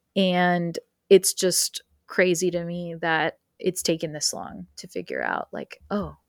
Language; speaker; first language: English; early bilingual, other home language; Spanish